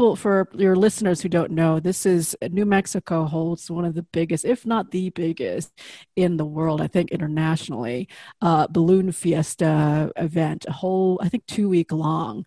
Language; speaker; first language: English; non-native, fluent; Indonesian